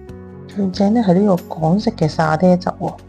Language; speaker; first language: Chinese; native; Chinese